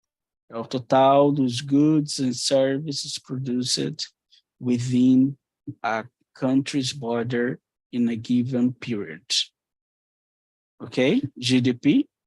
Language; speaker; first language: English; non-native, fluent; Portuguese